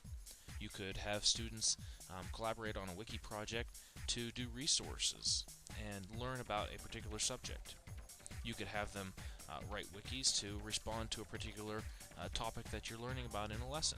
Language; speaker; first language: English; native; English